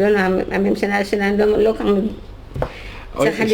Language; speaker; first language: Hebrew; non-native, fluent; Dutch